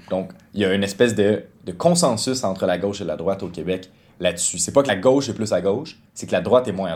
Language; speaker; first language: French; native; French